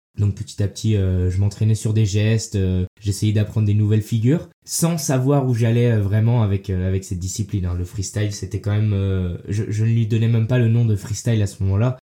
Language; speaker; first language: French; early bilingual, heritage; French